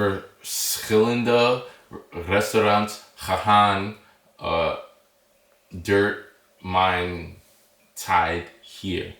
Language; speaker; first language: Dutch; non-native, learner; English